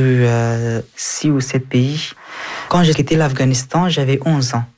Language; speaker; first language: French; early bilingual, other home language; Persian